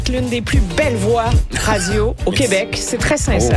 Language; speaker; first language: French; native; French